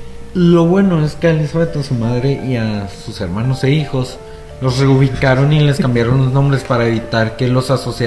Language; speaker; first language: Spanish; native; Spanish